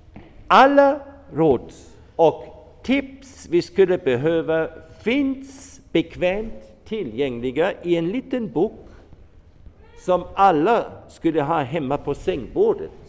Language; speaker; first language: Swedish; non-native, fluent; German